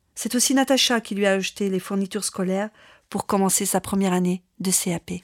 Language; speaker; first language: French; native; French